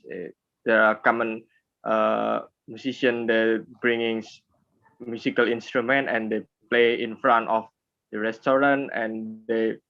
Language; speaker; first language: English; non-native, learner; Indonesian